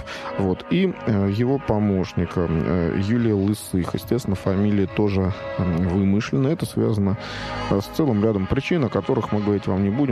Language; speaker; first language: Russian; native; Russian